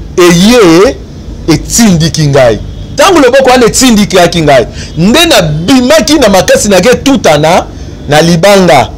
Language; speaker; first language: Lingala; non-native, local second language; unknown